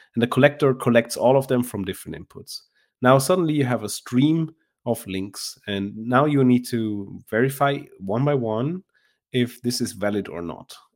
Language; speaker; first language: English; non-native, fluent; German